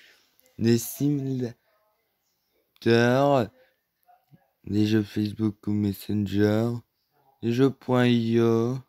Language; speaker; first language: French; native; French